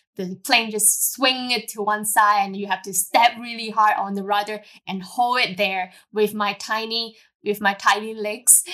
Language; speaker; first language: English; non-native, local second language; Cantonese